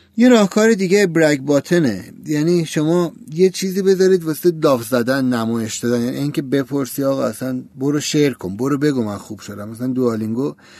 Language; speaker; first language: Persian; native; Persian